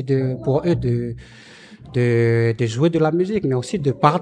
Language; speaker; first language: French; native; French